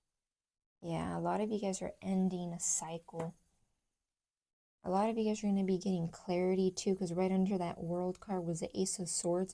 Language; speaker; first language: English; native; English